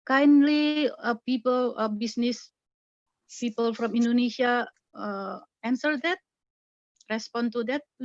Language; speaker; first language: English; non-native, fluent; Indonesian